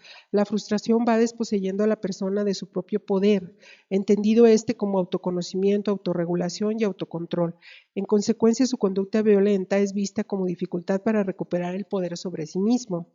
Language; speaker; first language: Spanish; native; Spanish